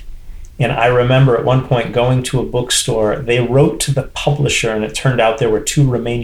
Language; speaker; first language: English; native; English